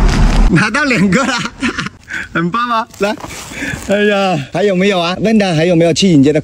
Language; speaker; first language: Chinese; native; Chinese